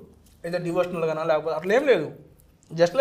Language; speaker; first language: Telugu; native; Telugu